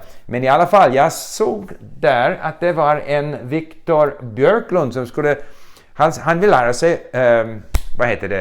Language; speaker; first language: Swedish; non-native, fluent; English